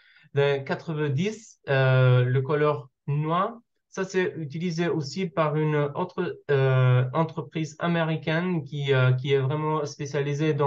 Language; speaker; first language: French; non-native, learner; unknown